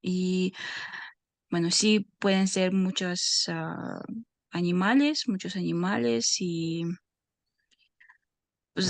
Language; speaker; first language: Spanish; non-native, fluent; Russian